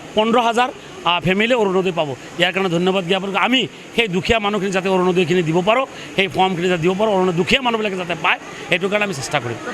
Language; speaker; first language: Assamese; non-native, local second language; Bangla